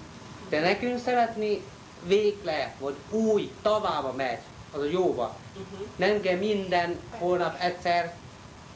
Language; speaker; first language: Hungarian; non-native, learner; Chinese